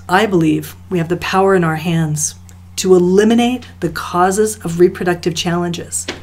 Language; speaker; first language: English; native; English